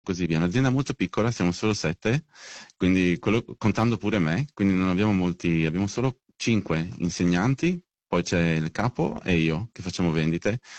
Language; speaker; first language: Italian; native; Italian